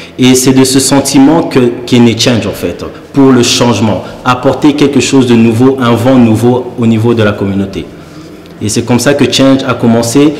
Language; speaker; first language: French; early bilingual, other home language; Lingala